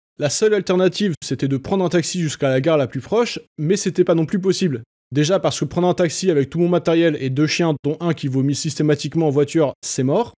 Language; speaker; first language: French; native; French